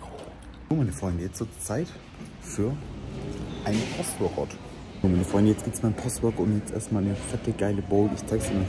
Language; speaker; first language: German; native; German